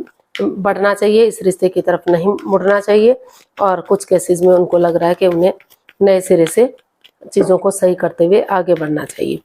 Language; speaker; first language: Hindi; native; Hindi